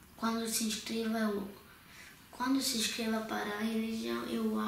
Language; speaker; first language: Portuguese; early bilingual, heritage; Portuguese